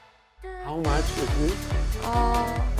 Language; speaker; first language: English; non-native, learner; Italian